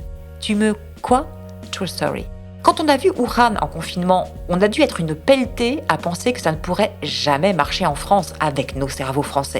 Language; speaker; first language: French; native; French